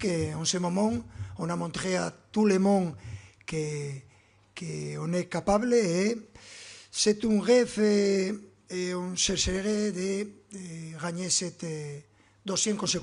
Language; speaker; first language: French; non-native, fluent; Spanish